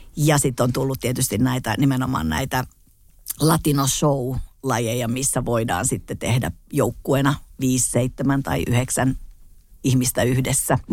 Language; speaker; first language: Finnish; native; Finnish